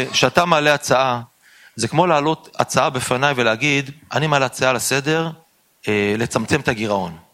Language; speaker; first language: Hebrew; native; Hebrew